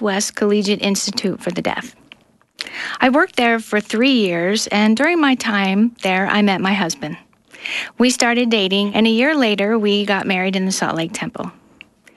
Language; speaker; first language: English; non-native, local second language; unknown